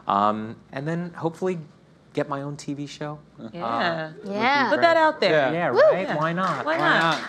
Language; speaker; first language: English; native; English